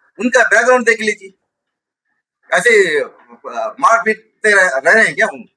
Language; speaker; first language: Hindi; non-native, local second language; Tamil